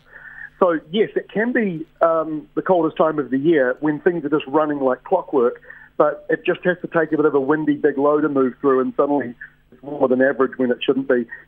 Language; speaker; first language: English; native; English